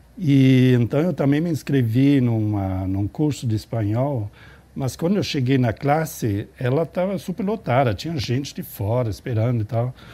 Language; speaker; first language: Portuguese; non-native, fluent; German